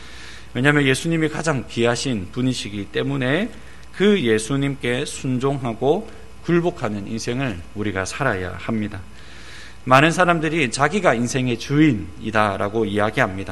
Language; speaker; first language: Korean; native; Korean